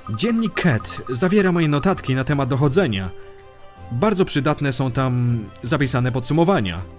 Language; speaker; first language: Polish; early bilingual, heritage; Polish